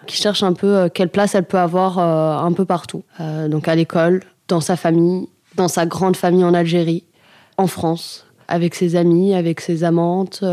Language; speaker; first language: French; native; French